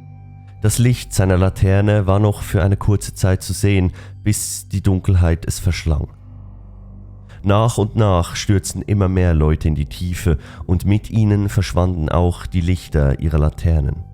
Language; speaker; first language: German; native; German